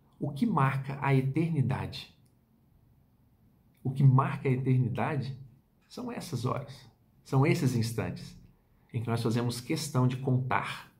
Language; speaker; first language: Portuguese; native; Portuguese